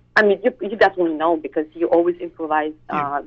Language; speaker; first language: English; non-native, fluent; Russian